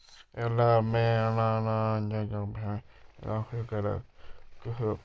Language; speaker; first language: Finnish; non-native, learner; Swedish